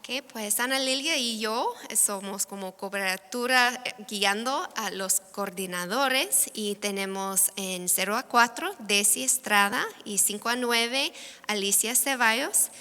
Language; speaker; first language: Spanish; non-native, fluent; English